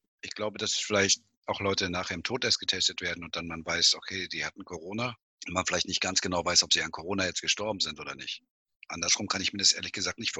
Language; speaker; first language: German; native; German